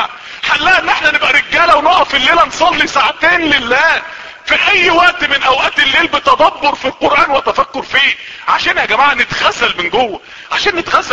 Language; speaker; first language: Arabic; native; Arabic